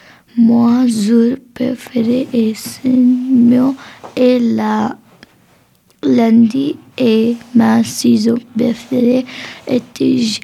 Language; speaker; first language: French; non-native, learner; Nepali